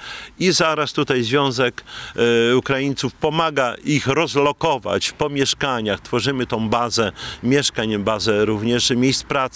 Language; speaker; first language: Polish; native; Polish